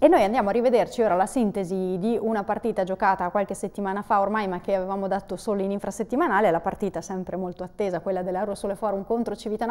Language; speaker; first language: Italian; native; Italian